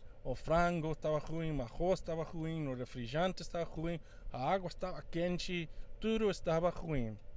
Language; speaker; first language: Portuguese; non-native, fluent; Spanish